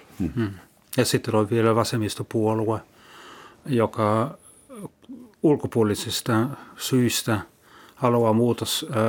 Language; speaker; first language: Finnish; non-native, fluent; German